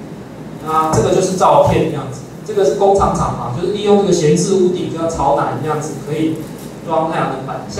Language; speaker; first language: Chinese; native; Chinese